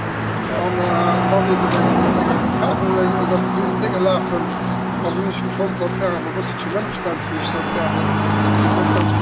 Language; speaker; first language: German; non-native, local second language; Luxembourgish